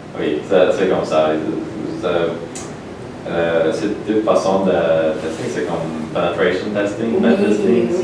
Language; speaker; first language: French; non-native, learner; Polish